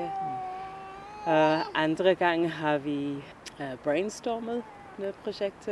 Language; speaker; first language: Danish; non-native, fluent; English